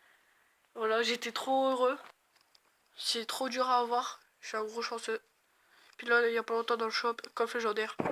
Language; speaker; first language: French; native; French